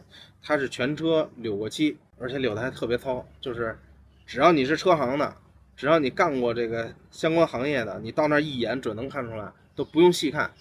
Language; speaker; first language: Chinese; native; Chinese